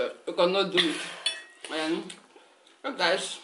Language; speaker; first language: Italian; non-native, learner; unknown